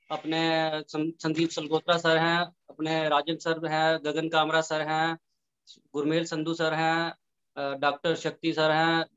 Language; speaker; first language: Hindi; native; Hindi